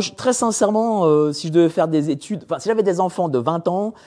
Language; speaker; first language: French; early bilingual, other home language; Polish